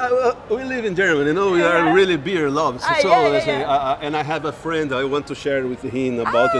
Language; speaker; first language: English; non-native, fluent; Portuguese